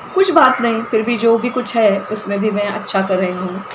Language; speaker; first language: Hindi; non-native, local second language; Marathi